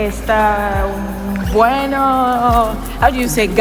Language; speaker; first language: Spanish; non-native, learner; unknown